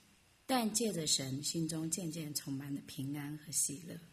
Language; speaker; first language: Chinese; native; Chinese